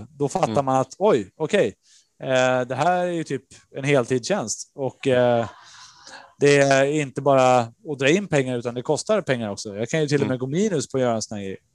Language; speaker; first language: Swedish; early bilingual, other home language; Spanish